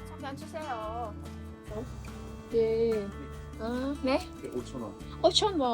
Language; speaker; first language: Korean; non-native, learner; Thai